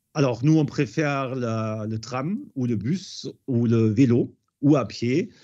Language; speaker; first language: French; non-native, fluent; German